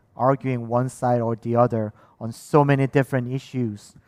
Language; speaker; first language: English; early bilingual, other home language; Korean